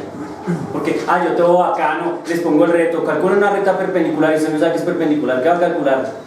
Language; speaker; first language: Spanish; native; Spanish